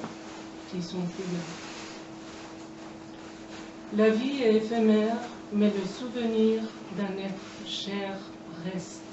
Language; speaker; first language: French; non-native, fluent; Persian